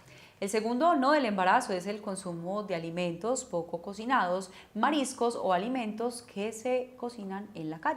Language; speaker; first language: Spanish; native; Spanish